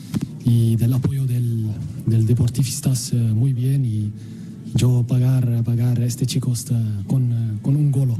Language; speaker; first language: Spanish; non-native, learner; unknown